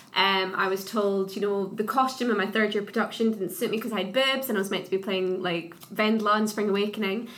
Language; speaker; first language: English; native; English